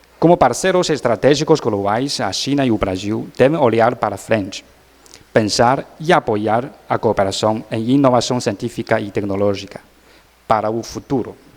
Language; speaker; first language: Portuguese; non-native, learner; Chinese